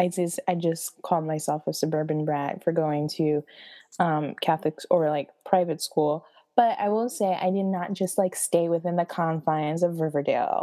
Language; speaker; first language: English; non-native, fluent; Haitian Creole